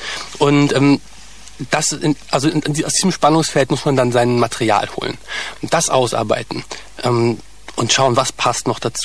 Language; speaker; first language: German; native; German